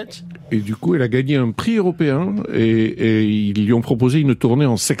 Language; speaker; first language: French; native; French